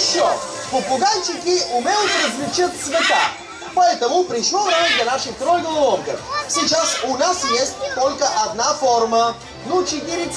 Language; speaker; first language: Russian; non-native, learner; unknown